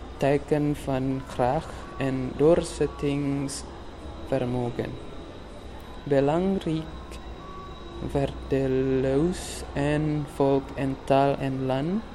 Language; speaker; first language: Dutch; non-native, learner; Indonesian